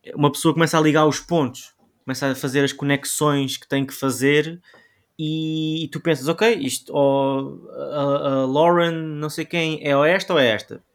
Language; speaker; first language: Portuguese; native; Portuguese